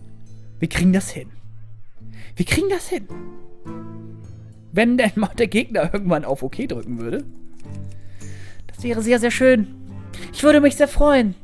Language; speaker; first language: German; native; German